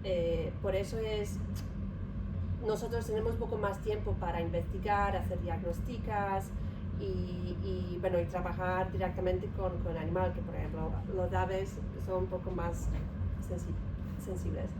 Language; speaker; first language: Spanish; non-native, learner; Polish